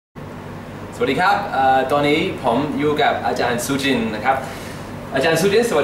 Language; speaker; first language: Thai; native; Thai